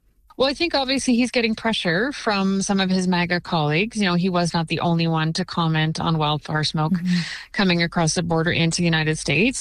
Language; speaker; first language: English; native; English